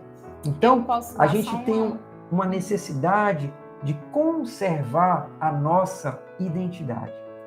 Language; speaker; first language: Portuguese; native; Portuguese